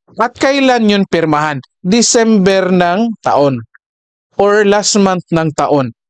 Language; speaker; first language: Filipino; native; Filipino